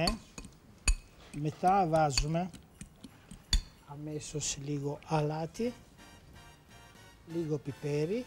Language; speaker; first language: Greek; non-native, learner; Italian